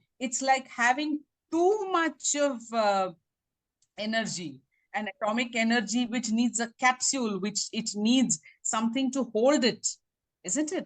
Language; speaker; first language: English; non-native, local second language; Tamil